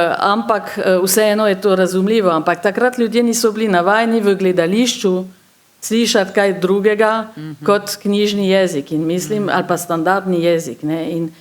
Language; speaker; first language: Slovenian; non-native, fluent; French